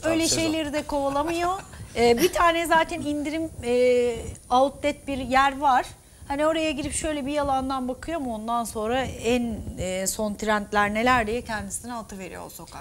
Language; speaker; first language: Turkish; native; Turkish